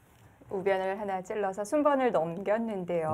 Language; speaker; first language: Korean; native; Korean